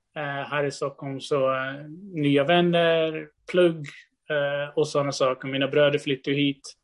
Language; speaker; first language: Swedish; early bilingual, other home language; Portuguese